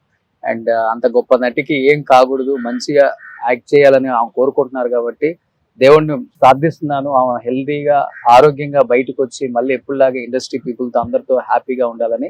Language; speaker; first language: Telugu; native; Telugu